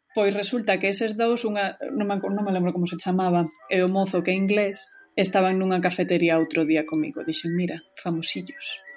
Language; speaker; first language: Galician; native; Galician